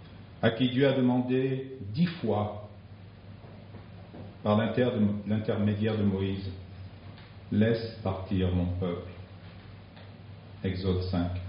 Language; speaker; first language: French; native; French